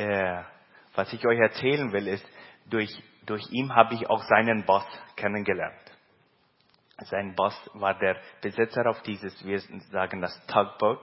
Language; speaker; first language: German; early bilingual, heritage; Plautdietsch